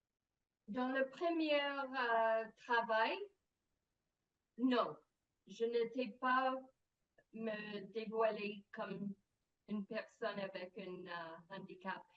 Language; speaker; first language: French; non-native, fluent; English